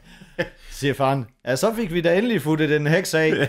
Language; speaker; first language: Danish; native; Danish